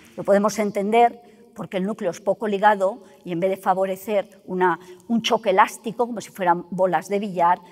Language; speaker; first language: Spanish; native; Spanish